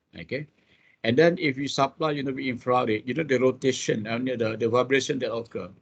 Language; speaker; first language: English; non-native, local second language; Malay